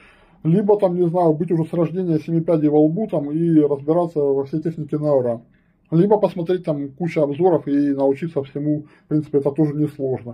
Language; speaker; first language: Russian; native; Russian